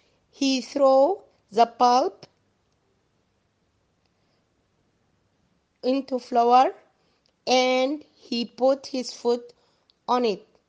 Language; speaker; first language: English; non-native, fluent; Arabic